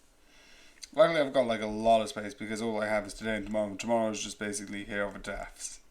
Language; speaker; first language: English; native; English